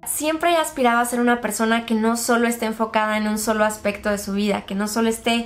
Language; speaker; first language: Spanish; native; Spanish